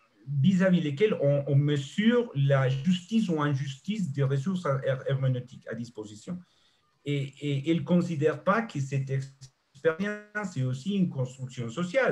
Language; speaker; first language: French; non-native, fluent; Spanish